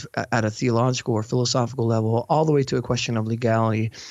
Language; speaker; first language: English; native; English